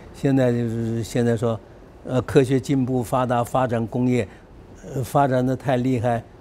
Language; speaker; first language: Chinese; native; Chinese